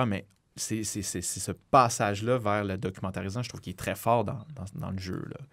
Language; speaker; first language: French; native; French